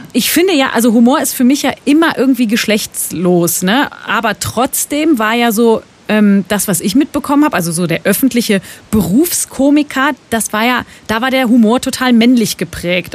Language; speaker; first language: German; native; German